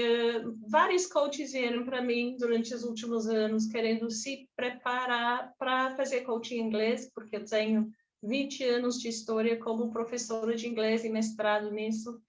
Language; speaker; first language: Portuguese; non-native, fluent; English